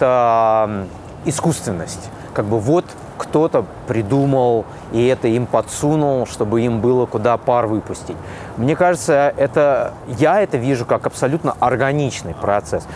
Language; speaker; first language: Russian; native; Russian